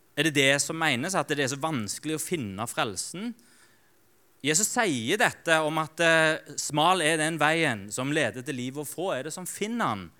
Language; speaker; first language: Norwegian; native; Norwegian